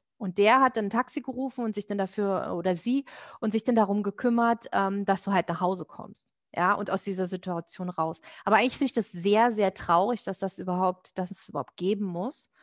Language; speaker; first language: German; native; German